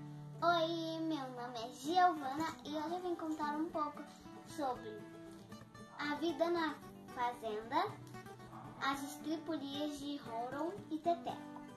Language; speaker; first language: Portuguese; native; Portuguese